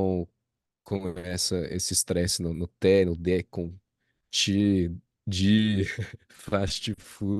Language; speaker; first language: Portuguese; non-native, fluent; English